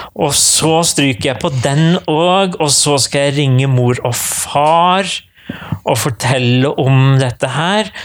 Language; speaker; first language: Norwegian; native; Norwegian